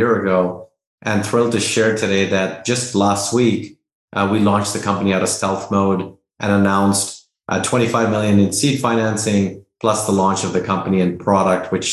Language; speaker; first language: English; non-native, local second language; Hindi